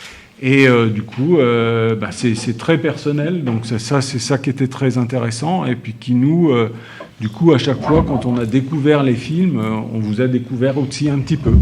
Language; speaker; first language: French; native; French